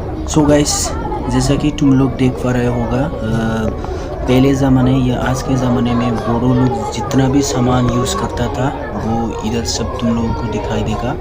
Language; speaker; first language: Hindi; non-native, local second language; Bodo